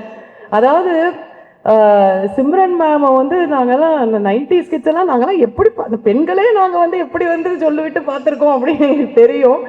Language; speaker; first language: Tamil; native; Tamil